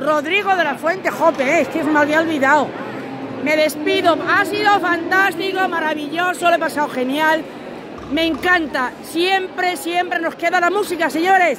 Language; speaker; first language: Spanish; native; Spanish